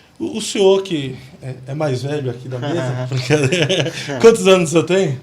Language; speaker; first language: Portuguese; native; Portuguese